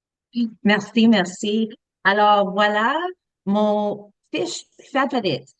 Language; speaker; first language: French; non-native, learner; English